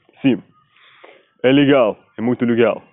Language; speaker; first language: Portuguese; non-native, learner; Spanish